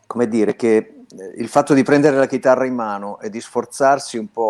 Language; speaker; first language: Italian; native; Italian